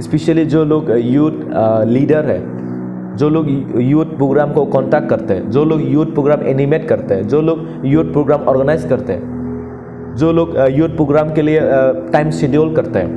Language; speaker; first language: Hindi; non-native, local second language; Kok Borok